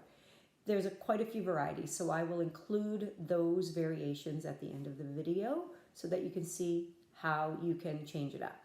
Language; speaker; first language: English; native; English